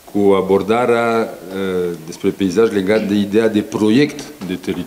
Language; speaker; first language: Romanian; non-native, fluent; French